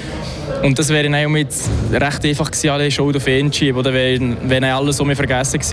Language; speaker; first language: German; native; German